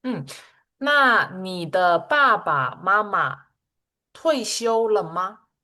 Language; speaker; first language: Chinese; non-native, fluent; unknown